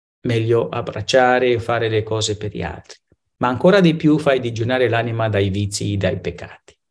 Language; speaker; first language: Italian; non-native, fluent; Spanish